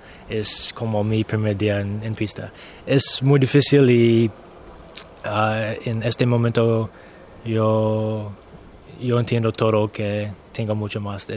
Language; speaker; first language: Spanish; non-native, learner; English